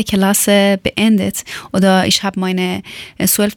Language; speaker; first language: German; non-native, learner; Persian